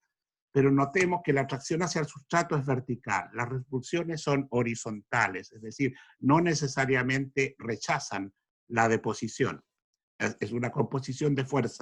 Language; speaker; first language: Spanish; native; Spanish